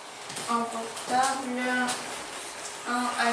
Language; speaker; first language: French; non-native, learner; Ukrainian